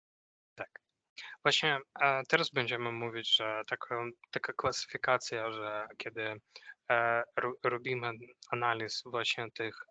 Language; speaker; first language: Polish; non-native, fluent; Ukrainian